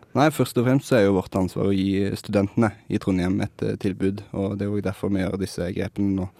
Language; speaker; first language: Norwegian; native; Norwegian